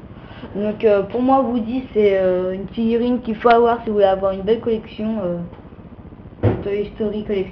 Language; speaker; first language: French; native; French